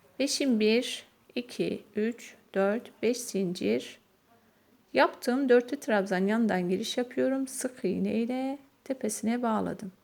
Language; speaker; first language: Turkish; native; Turkish